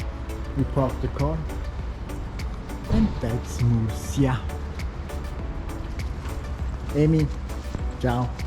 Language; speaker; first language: English; non-native, learner; Italian